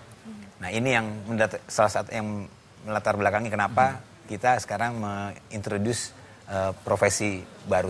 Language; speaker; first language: Indonesian; native; Indonesian